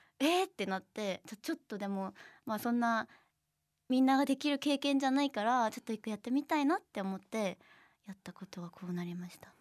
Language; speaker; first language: Japanese; non-native, fluent; Korean